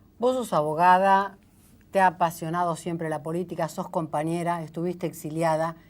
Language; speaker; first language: Spanish; native; Spanish